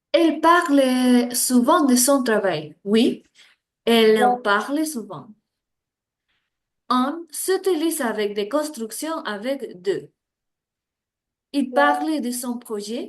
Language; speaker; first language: French; non-native, learner; Spanish